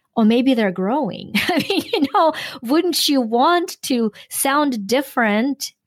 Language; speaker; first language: English; non-native, fluent; Ukrainian